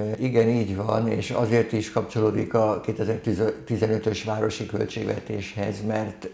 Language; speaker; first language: Hungarian; native; Hungarian